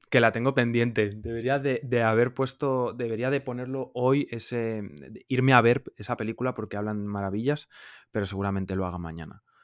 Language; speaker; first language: Spanish; native; Spanish